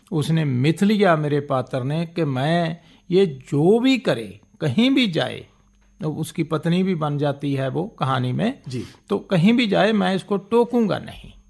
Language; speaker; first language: Hindi; non-native, local second language; Punjabi